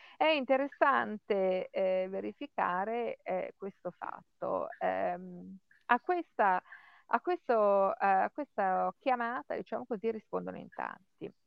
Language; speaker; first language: Italian; native; Italian